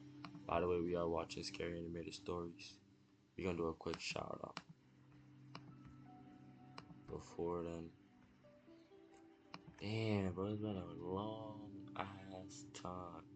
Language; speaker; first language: English; native; English